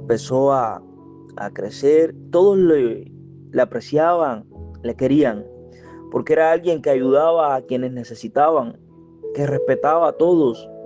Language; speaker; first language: Spanish; native; Spanish